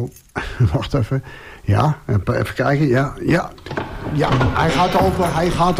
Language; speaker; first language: Dutch; native; Dutch